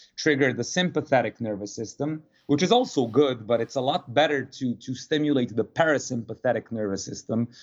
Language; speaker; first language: English; non-native, fluent; Serbian